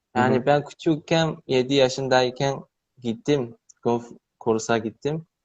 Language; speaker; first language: Turkish; non-native, learner; Chinese